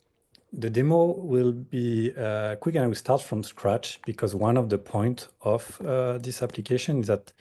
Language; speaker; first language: English; non-native, fluent; French